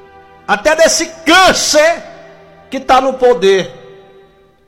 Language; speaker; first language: Portuguese; native; Portuguese